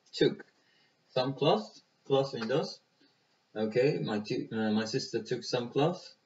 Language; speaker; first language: English; non-native, fluent; Persian